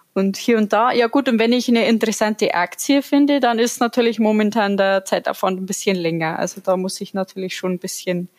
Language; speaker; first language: German; native; German